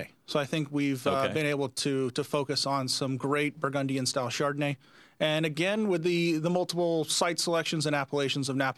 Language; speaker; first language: English; native; English